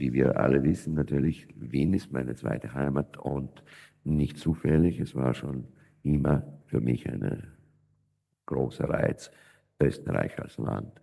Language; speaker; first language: German; non-native, fluent; Russian